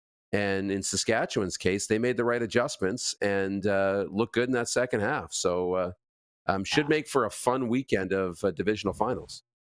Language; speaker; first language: English; native; English